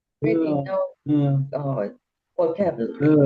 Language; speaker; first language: English; non-native, learner; Korean